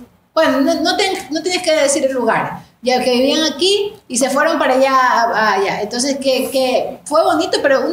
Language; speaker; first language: Spanish; native; Spanish